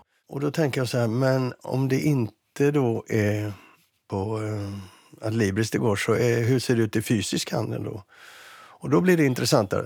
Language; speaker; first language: Swedish; native; Swedish